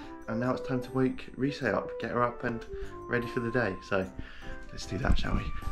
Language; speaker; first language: English; native; English